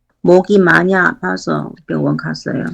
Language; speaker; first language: Korean; non-native, learner; Chinese